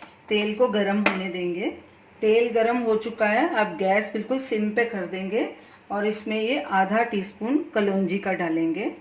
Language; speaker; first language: Hindi; native; Hindi